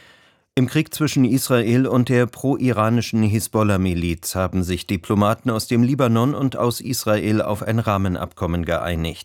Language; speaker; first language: German; native; German